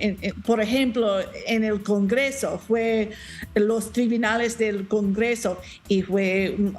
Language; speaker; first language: Spanish; non-native, learner; English